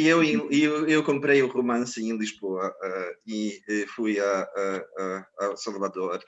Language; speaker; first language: Portuguese; non-native, fluent; Croatian